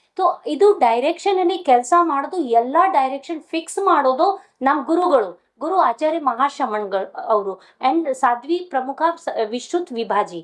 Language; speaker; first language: Kannada; non-native, local second language; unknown